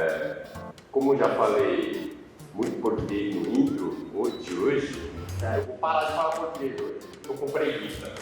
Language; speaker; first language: Portuguese; non-native, fluent; Korean